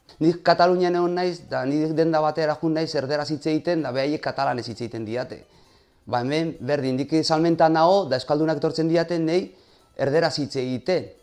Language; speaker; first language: Basque; non-native, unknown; Spanish